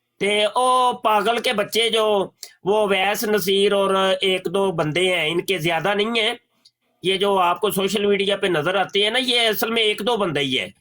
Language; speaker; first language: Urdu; non-native, local second language; Punjabi